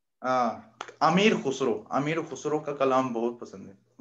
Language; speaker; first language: Hindi; non-native, learner; Korean